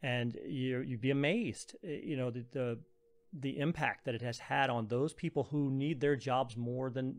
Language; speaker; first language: English; native; English